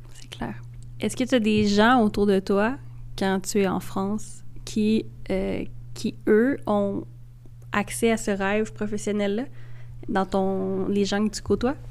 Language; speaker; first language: French; native; French